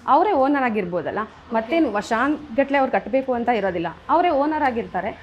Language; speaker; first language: Kannada; native; Kannada